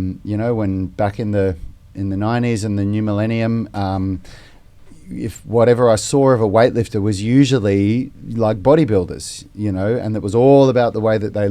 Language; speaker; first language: English; native; English